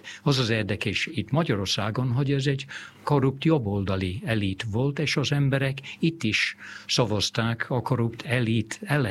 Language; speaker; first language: Hungarian; non-native, fluent; English